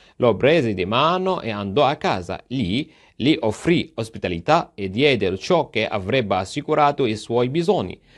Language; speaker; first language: Italian; non-native, fluent; Arabic